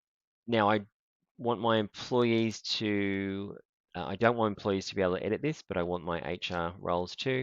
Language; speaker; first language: English; native; English